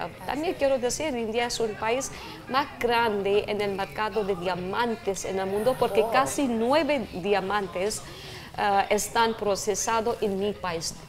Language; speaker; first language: Spanish; non-native, fluent; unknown